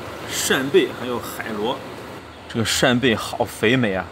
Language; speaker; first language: Chinese; native; Chinese